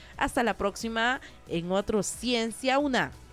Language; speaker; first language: Spanish; native; Spanish